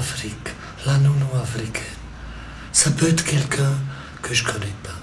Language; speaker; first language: French; non-native, local second language; German